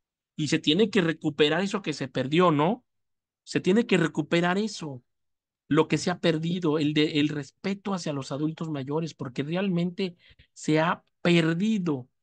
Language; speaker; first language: Spanish; native; Spanish